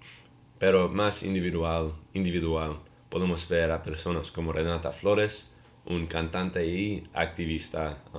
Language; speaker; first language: Spanish; non-native, learner; English